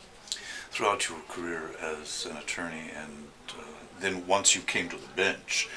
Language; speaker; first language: English; native; English